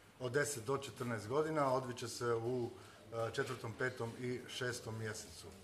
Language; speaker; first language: Croatian; native; Croatian